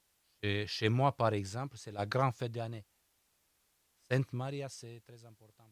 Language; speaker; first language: French; non-native, fluent; Romanian